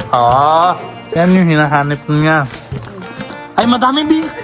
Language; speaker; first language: Filipino; non-native, learner; Hindi